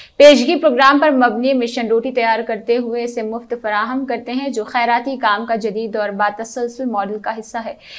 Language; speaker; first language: Urdu; native; Urdu